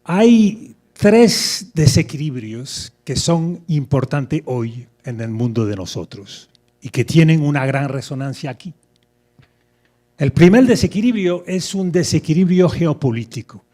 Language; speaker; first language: Spanish; non-native, fluent; French